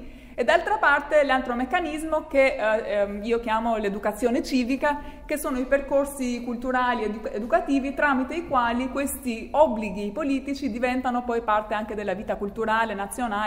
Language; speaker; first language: Italian; non-native, fluent; Albanian